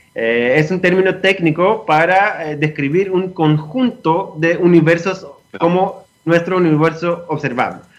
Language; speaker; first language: Spanish; non-native, fluent; Greek